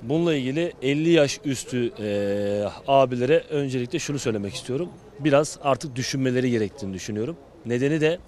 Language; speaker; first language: Turkish; native; Turkish